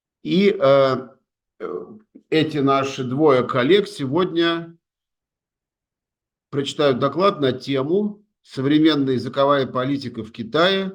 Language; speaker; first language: Russian; native; Russian